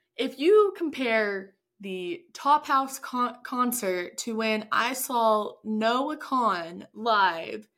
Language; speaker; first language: English; native; English